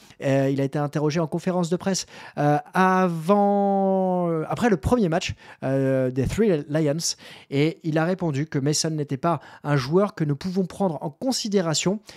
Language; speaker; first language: French; native; French